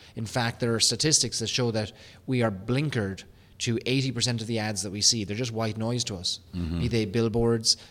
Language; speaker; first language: English; native; English